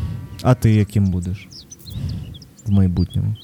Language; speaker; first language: Ukrainian; native; Ukrainian